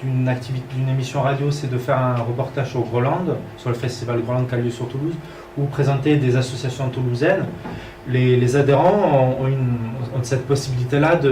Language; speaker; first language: French; native; French